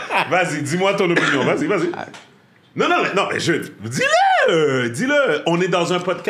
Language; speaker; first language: French; native; French